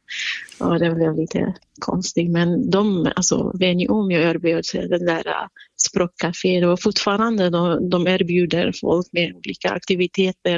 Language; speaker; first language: Swedish; non-native, fluent; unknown